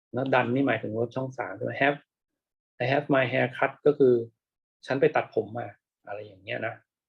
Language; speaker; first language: Thai; native; Thai